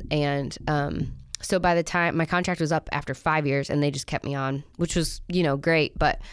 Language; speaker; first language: English; native; English